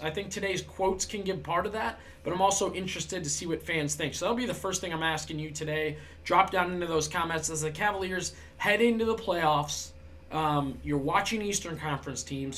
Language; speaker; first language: English; native; English